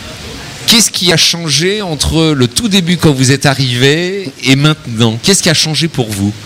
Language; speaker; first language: French; native; French